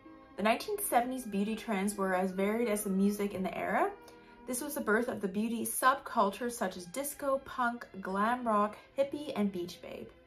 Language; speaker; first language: English; native; English